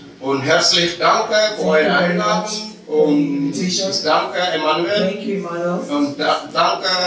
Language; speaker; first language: German; non-native, learner; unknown